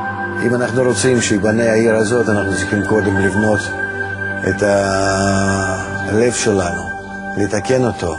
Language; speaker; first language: Hebrew; non-native, fluent; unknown